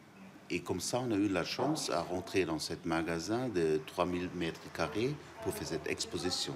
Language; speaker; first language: French; non-native, fluent; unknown